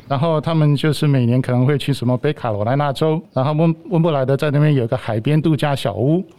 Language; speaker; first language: Chinese; native; Chinese